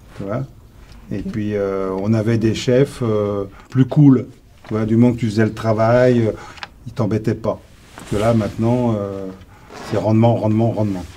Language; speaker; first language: French; native; French